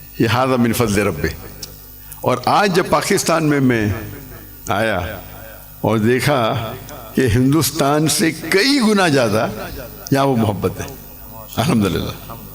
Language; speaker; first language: Urdu; non-native, local second language; English